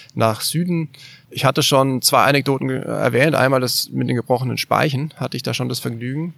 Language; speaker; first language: German; native; German